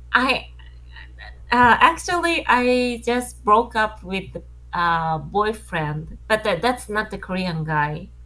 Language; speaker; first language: English; non-native, learner; Japanese